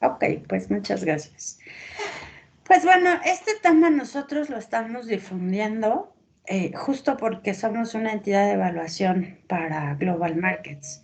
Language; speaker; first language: Spanish; native; Spanish